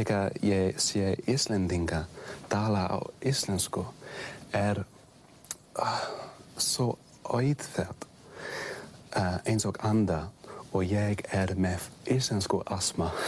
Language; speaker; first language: Icelandic; non-native, learner; English